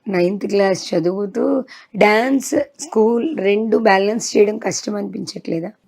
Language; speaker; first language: Telugu; native; Telugu